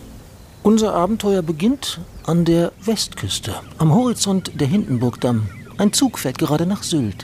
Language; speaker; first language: German; native; German